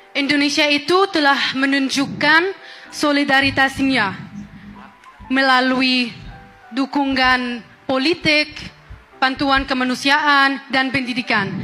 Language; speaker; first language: Indonesian; non-native, fluent; Arabic